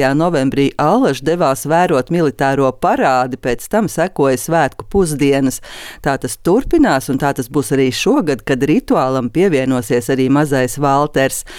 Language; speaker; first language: Latvian; native; Latvian